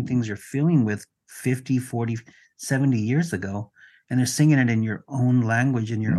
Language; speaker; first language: English; non-native, fluent; Spanish